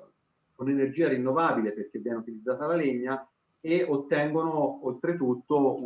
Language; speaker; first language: Italian; native; Italian